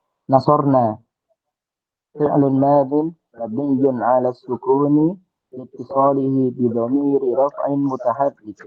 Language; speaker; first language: Arabic; non-native, learner; Indonesian